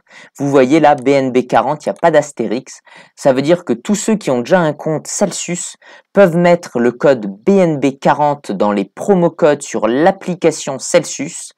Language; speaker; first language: French; native; French